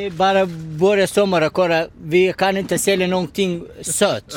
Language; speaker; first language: Swedish; non-native, learner; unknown